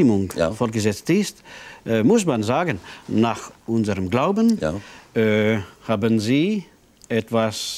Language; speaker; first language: German; non-native, local second language; French